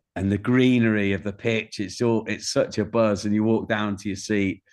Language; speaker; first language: English; native; English